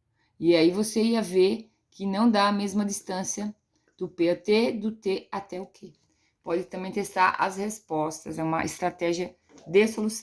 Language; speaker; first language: Portuguese; native; Portuguese